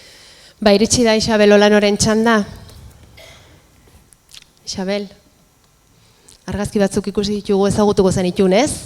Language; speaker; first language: Basque; native; Basque